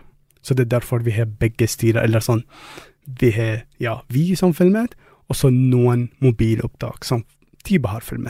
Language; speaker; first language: Norwegian; non-native, fluent; Arabic